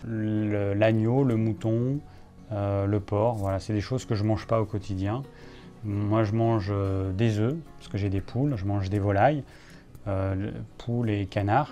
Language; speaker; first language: French; native; French